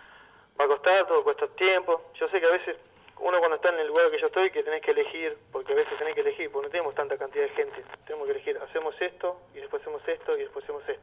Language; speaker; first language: Spanish; native; Spanish